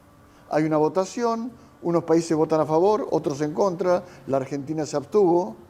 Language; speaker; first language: Spanish; native; Spanish